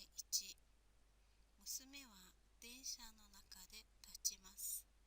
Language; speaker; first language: Japanese; non-native, fluent; Mongolian